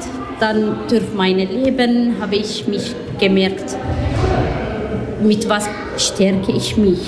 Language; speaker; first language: German; non-native, learner; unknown